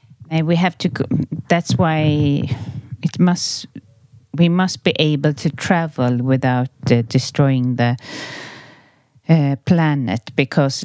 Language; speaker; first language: English; non-native, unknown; Swedish